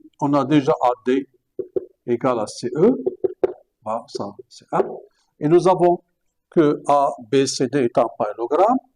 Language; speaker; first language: French; non-native, local second language; Arabic